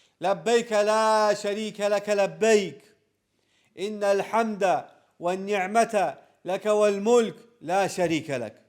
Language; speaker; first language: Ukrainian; non-native, local second language; Crimean Tatar